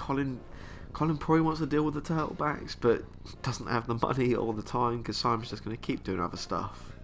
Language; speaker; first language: English; native; English